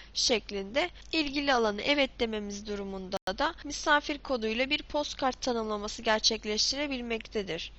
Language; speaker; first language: Turkish; native; Turkish